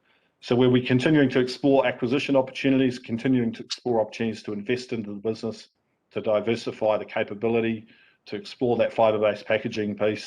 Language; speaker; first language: English; native; English